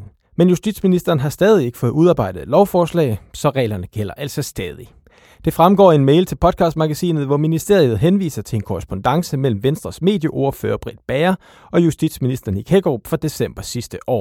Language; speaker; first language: Danish; native; Danish